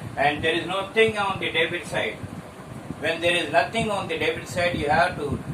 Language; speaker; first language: English; non-native, local second language; Telugu